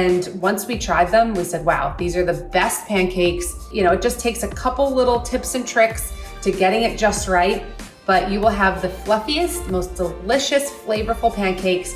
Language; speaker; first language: English; native; English